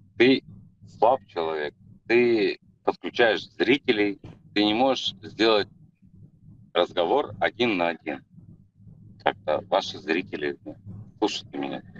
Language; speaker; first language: Russian; native; Russian